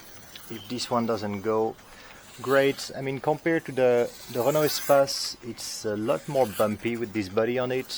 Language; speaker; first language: English; non-native, fluent; French